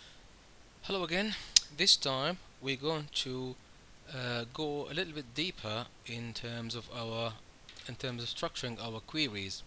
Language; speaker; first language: English; non-native, fluent; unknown